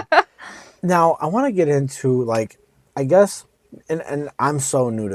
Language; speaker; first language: English; native; English